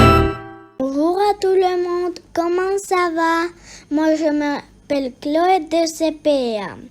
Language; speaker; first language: French; non-native, learner; Spanish